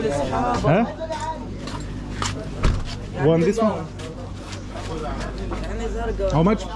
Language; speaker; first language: English; non-native, fluent; Turkish